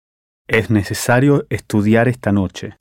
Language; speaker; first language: Spanish; non-native, learner; English